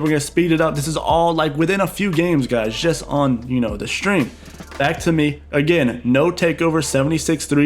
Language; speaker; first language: English; native; English